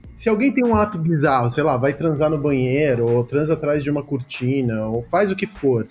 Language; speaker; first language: Portuguese; early bilingual, other home language; Spanish